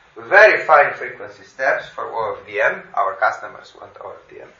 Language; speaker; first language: English; non-native, fluent; Slovenian